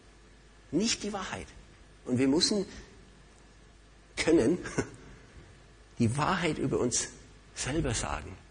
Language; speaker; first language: German; non-native, fluent; English